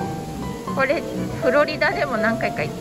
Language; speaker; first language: Japanese; early bilingual, heritage; Japanese